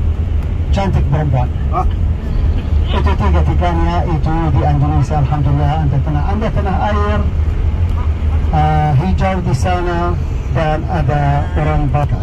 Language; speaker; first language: Indonesian; non-native, learner; Arabic